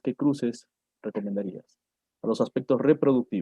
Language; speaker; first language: Spanish; native; Spanish